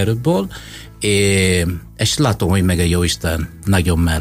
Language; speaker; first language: Hungarian; non-native, fluent; Italian